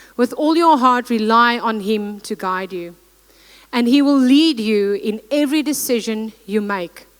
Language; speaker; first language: English; non-native, local second language; Afrikaans